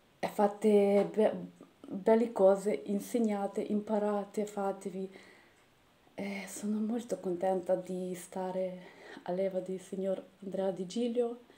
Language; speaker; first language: Italian; non-native, fluent; Ukrainian